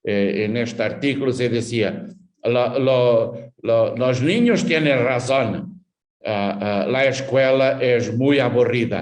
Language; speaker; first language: Spanish; non-native, fluent; Portuguese